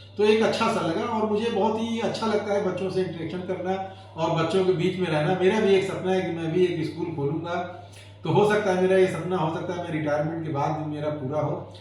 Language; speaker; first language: Hindi; native; Hindi